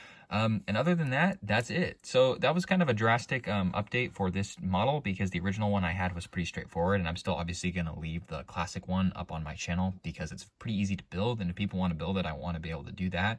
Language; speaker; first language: English; native; English